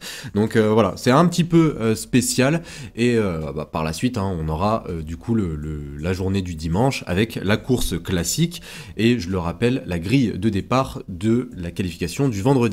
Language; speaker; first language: French; native; French